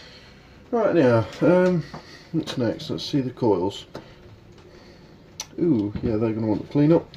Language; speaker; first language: English; native; English